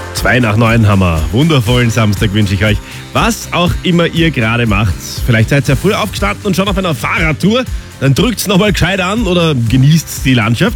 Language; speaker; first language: German; native; German